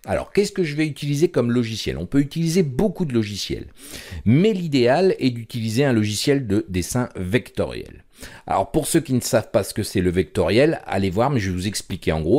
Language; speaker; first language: French; native; French